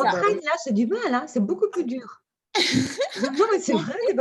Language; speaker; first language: French; native; French